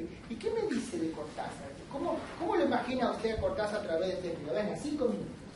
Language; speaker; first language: Spanish; native; Spanish